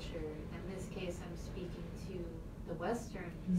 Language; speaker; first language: English; native; English